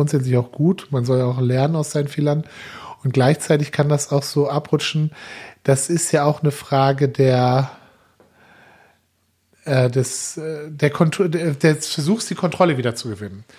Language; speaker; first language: German; native; German